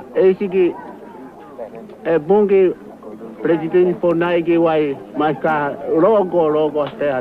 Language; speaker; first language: Portuguese; non-native, local second language; Kayapó